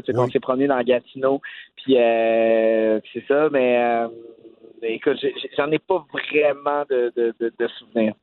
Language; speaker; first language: French; native; French